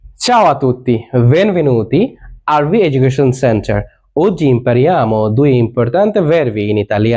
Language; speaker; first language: Italian; non-native, learner; Bangla